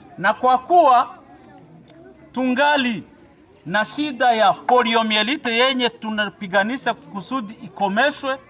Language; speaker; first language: Swahili; native; Swahili